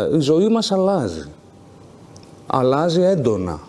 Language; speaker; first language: Greek; native; Greek